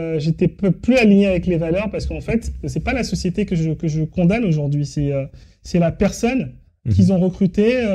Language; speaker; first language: French; early bilingual, other home language; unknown